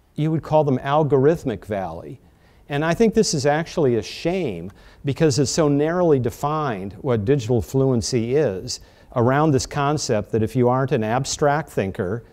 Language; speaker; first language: English; native; English